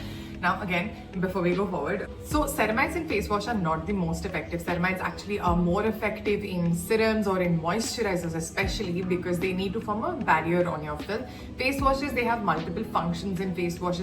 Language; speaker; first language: English; native; English